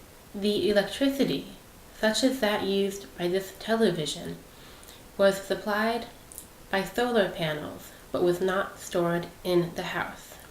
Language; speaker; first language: English; native; English